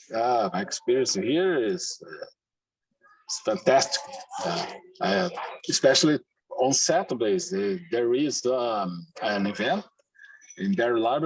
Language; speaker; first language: English; non-native, learner; Portuguese